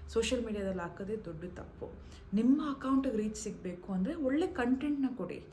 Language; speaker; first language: Kannada; non-native, local second language; Malayalam